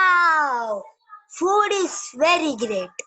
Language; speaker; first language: English; non-native, learner; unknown